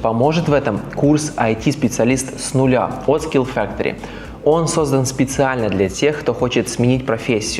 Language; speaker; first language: Russian; native; Russian